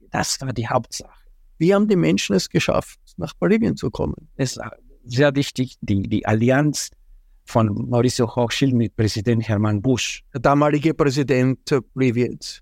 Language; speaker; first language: German; non-native, fluent; Spanish